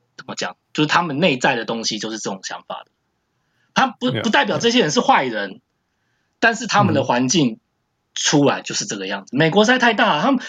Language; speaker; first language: Chinese; native; Chinese